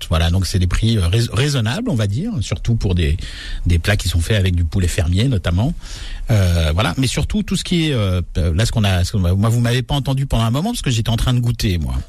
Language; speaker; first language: French; native; French